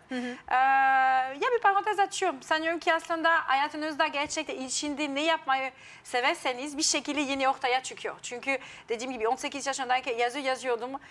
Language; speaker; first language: Turkish; non-native, fluent; French